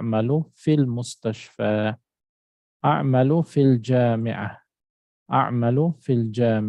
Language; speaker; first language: Arabic; non-native, fluent; Filipino